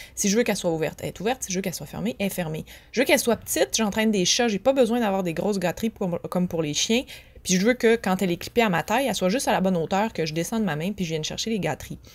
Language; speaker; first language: French; native; French